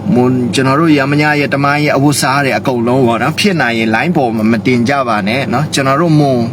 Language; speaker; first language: Burmese; non-native, local second language; Mon